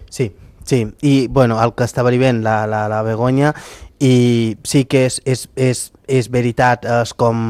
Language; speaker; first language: Catalan; non-native, fluent; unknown